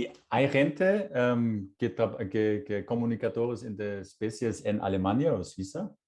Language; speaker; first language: Spanish; non-native, fluent; German